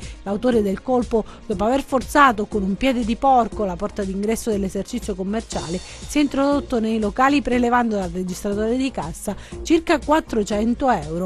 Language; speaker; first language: Italian; native; Italian